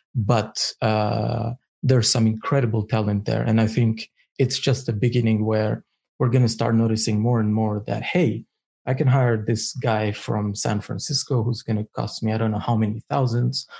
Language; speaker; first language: English; non-native, fluent; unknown